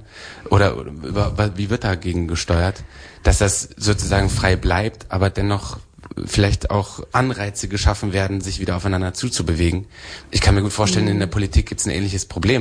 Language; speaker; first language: German; native; German